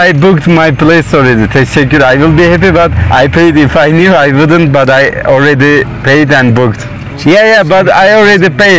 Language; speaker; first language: English; non-native, learner; Turkish